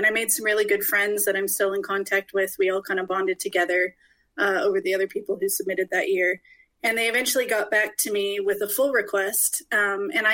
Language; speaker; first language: English; native; English